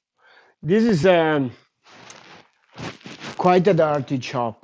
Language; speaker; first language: English; non-native, fluent; Italian